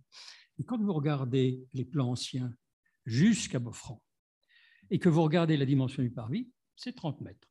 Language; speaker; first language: French; native; French